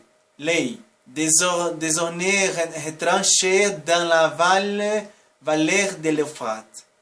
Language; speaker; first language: French; non-native, learner; Portuguese